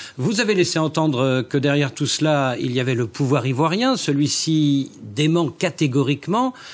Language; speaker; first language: French; native; French